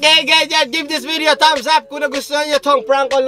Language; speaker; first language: Filipino; native; Filipino